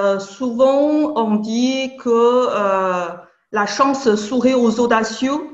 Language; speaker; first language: French; non-native, fluent; Chinese